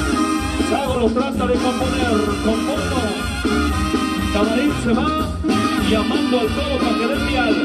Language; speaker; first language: Spanish; native; Spanish